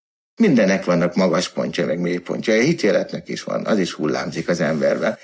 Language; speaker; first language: Hungarian; native; Hungarian